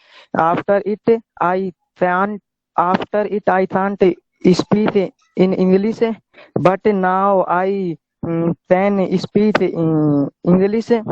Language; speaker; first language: English; non-native, learner; Hindi